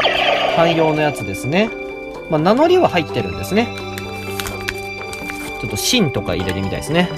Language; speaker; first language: Japanese; native; Japanese